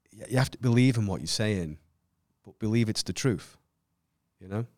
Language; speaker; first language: English; native; English